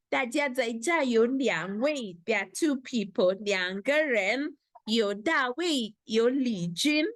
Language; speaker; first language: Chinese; non-native, fluent; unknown